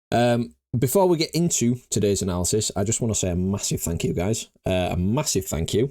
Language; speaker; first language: English; native; English